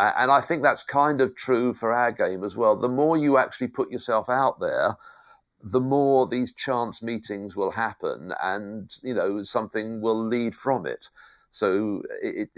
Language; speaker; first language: English; native; English